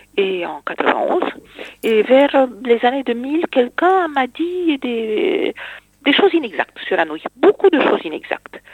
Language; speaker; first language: French; non-native, fluent; Romanian